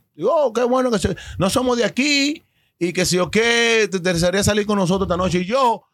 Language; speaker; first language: Spanish; native; Spanish